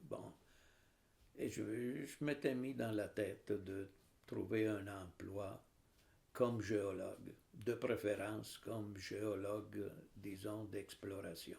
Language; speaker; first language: French; non-native, fluent; Italian